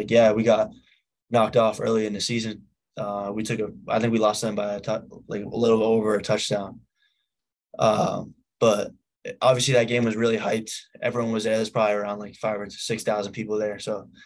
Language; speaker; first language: English; native; English